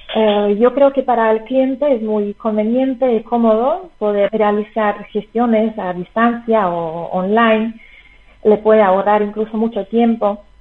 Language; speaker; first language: Spanish; non-native, fluent; Slovak